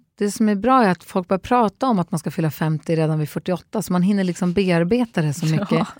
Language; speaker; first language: Swedish; native; Swedish